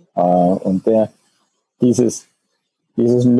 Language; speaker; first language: German; non-native, fluent; Finnish